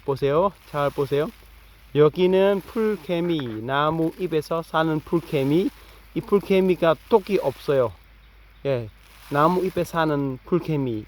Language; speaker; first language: Korean; non-native, fluent; Khmer